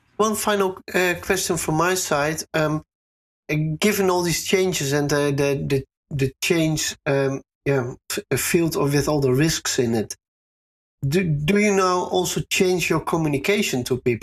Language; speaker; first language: English; non-native, fluent; Dutch